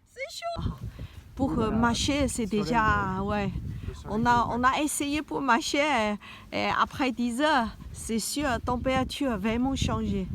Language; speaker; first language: French; non-native, learner; Chinese